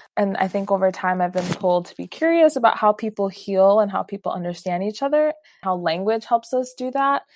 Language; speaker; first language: English; early bilingual, other home language; Spanish